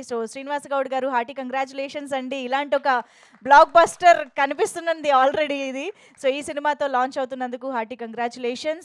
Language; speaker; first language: Telugu; native; Telugu